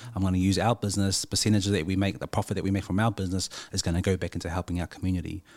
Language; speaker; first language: English; native; English